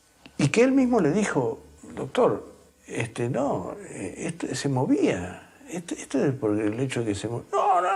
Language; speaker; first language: Spanish; native; Spanish